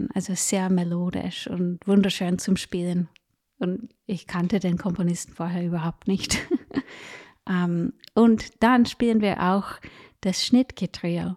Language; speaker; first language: German; non-native, fluent; English